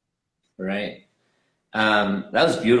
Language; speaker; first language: English; native; English